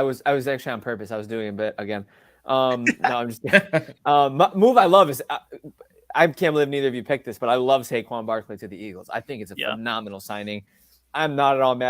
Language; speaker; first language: English; native; English